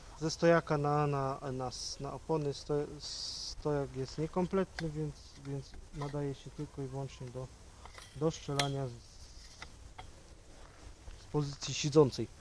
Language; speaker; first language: Polish; native; Polish